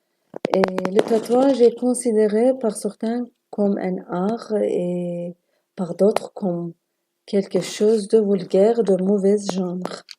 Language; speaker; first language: French; non-native, learner; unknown